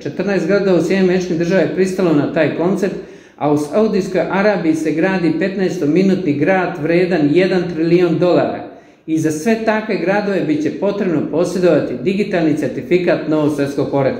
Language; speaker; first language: Serbian; native; Serbian